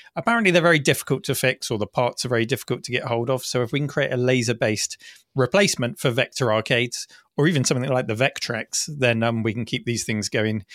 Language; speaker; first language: English; native; English